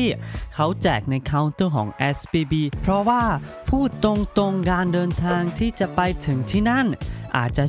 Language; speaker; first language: Thai; early bilingual, heritage; Thai